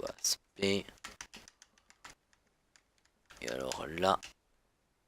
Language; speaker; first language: French; native; French